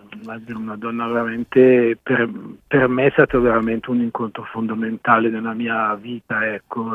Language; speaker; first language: Italian; native; Italian